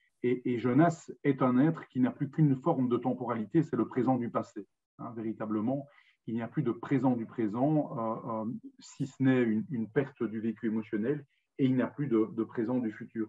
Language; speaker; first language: French; native; French